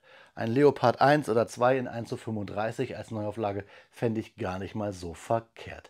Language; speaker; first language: German; native; German